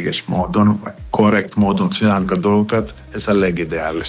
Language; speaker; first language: Hungarian; non-native, fluent; Greek